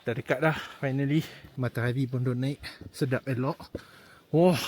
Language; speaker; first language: Malay; native; Malay